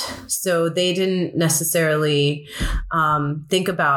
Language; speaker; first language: English; early bilingual, other home language; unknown